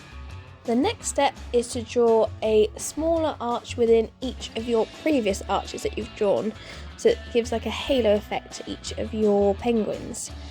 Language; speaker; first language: English; native; English